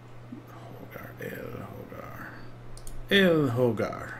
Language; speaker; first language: Spanish; non-native, learner; English